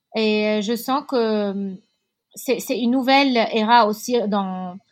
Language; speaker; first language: French; non-native, local second language; Arabic